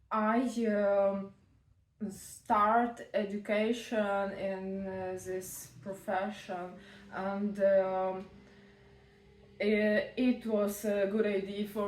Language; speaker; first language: English; non-native, learner; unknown